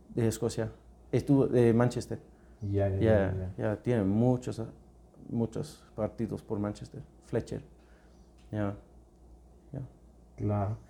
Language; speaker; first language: Spanish; non-native, fluent; English